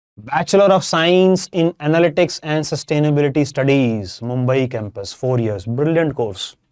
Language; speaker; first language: Hindi; non-native, local second language; Punjabi